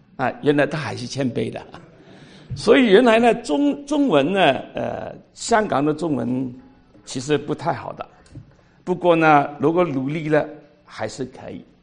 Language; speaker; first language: Chinese; non-native, local second language; Cantonese